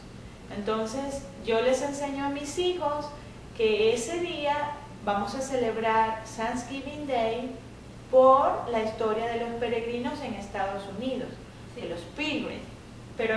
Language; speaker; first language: Spanish; native; Spanish